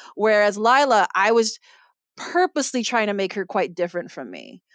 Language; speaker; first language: English; native; English